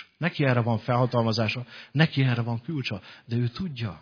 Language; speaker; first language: Hungarian; native; Hungarian